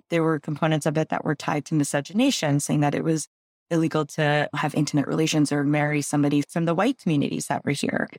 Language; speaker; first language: English; early bilingual, other home language; Gujarati